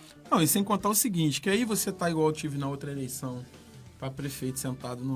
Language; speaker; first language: Portuguese; native; Portuguese